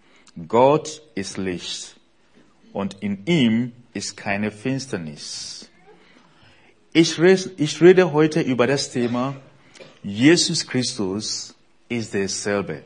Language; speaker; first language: German; non-native, fluent; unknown